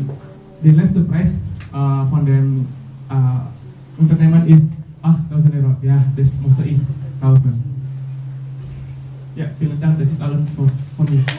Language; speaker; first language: German; non-native, learner; Indonesian